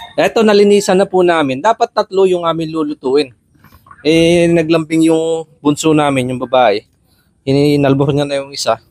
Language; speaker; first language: Filipino; non-native, local second language; Iloko